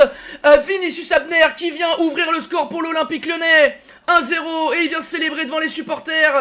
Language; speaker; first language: French; native; French